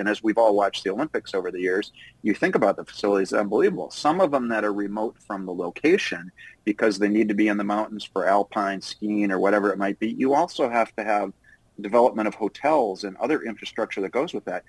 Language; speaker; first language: English; native; English